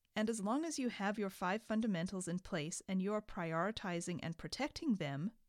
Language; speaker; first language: English; native; English